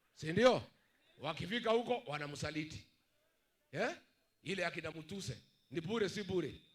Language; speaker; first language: Swahili; non-native, local second language; Kikuyu